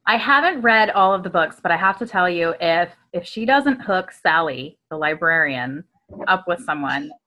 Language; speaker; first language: English; native; English